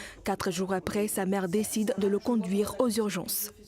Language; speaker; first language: French; native; French